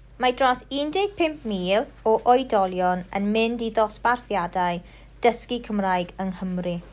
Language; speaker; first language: Welsh; non-native, local second language; English